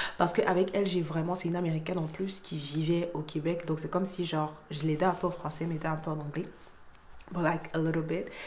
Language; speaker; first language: French; native; French